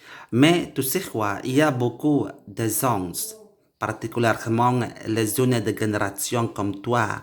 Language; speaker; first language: French; non-native, learner; Indonesian